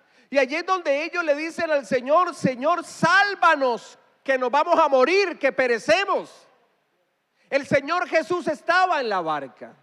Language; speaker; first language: Spanish; native; Spanish